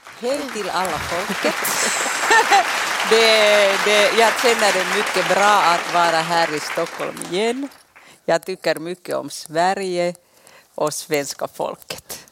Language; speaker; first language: Swedish; non-native, local second language; Finnish